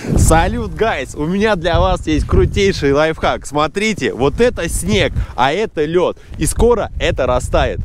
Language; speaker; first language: Russian; native; Russian